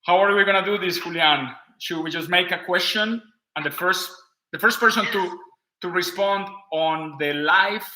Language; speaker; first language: English; non-native, fluent; Spanish